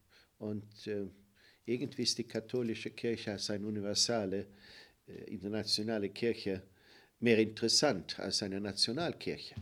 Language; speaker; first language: German; non-native, fluent; Swedish